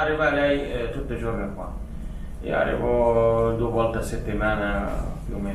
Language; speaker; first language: Italian; non-native, learner; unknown